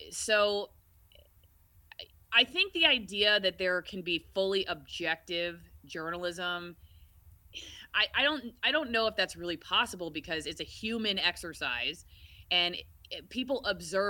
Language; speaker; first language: English; native; English